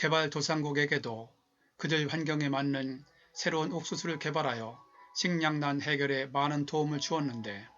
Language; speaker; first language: Korean; native; Korean